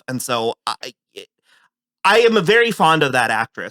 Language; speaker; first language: English; native; English